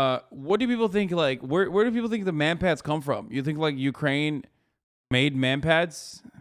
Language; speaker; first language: English; early bilingual, other home language; Turkish